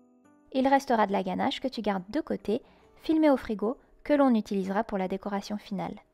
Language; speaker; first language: French; native; French